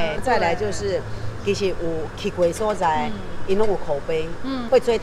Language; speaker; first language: Chinese; native; Chinese